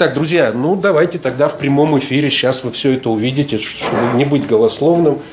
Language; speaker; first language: Russian; native; Russian